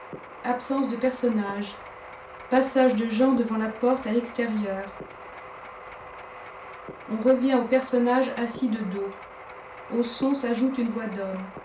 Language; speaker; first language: French; native; French